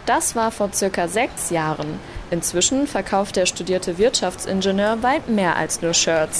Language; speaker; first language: German; native; German